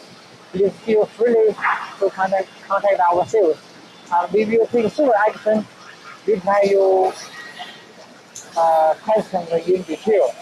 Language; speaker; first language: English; non-native, learner; Chinese